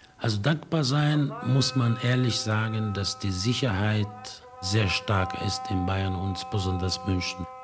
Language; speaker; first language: German; non-native, fluent; Arabic